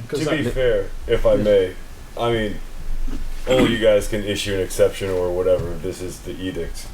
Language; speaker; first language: English; native; English